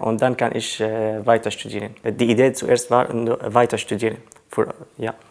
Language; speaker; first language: German; non-native, learner; Arabic